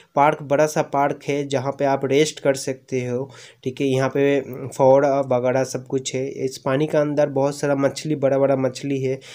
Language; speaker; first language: Hindi; non-native, local second language; Bangla